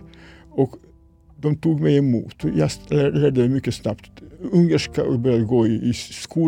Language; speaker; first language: Swedish; non-native, fluent; Serbian